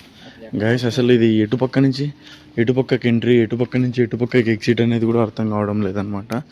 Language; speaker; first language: Telugu; native; Telugu